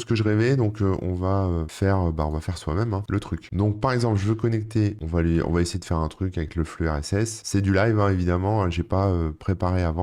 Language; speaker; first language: French; native; French